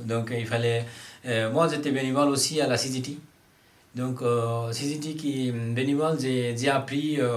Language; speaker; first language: French; non-native, learner; Bangla